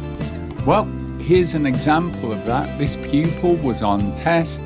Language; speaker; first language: English; native; English